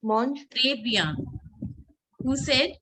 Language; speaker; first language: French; non-native, fluent; Hindi